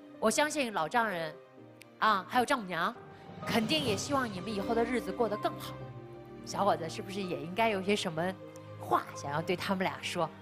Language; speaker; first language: Chinese; native; Chinese